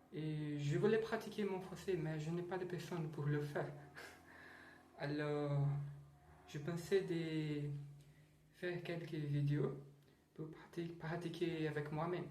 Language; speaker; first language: French; non-native, learner; Portuguese